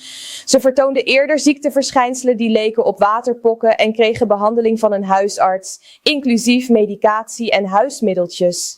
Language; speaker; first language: Dutch; native; Dutch